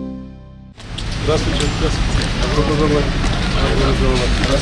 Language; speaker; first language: Russian; non-native, local second language; Kyrgyz